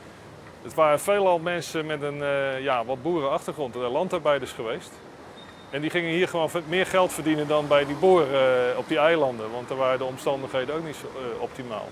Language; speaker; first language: Dutch; native; Dutch